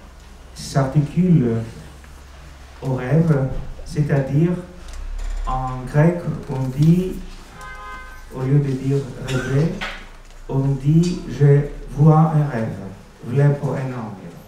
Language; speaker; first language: French; non-native, fluent; Greek